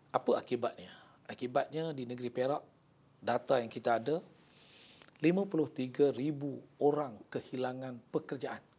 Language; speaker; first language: Malay; native; Malay